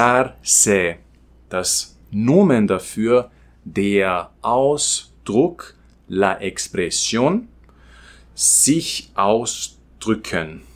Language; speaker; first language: German; non-native, fluent; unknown